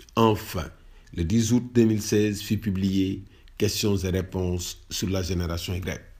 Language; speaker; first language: French; non-native, local second language; Wolof